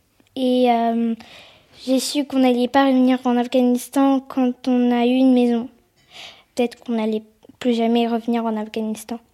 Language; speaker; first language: French; early bilingual, other home language; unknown